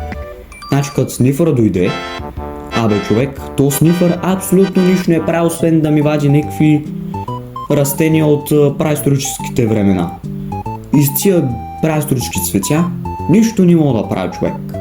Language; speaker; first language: Bulgarian; native; Bulgarian